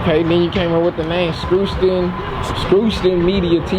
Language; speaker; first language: English; native; English